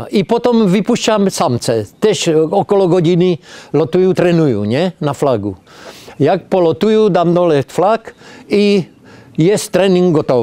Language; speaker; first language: Polish; non-native, learner; Czech